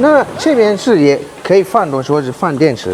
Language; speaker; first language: Chinese; non-native, learner; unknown